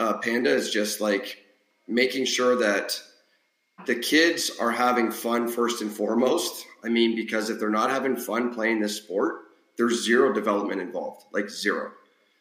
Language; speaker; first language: English; native; English